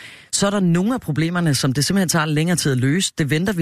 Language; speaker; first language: Danish; native; Danish